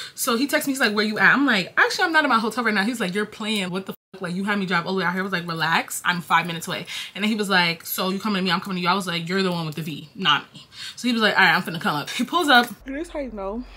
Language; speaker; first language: English; native; English